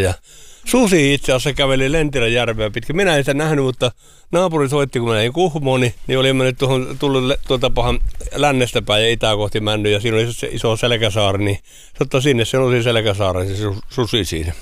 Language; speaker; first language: Finnish; native; Finnish